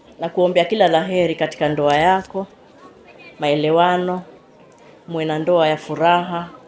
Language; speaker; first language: Swahili; native; Swahili